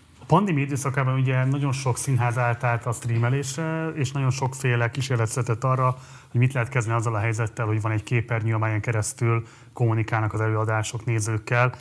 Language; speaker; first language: Hungarian; native; Hungarian